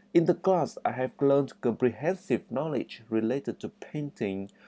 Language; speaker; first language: English; non-native, fluent; Vietnamese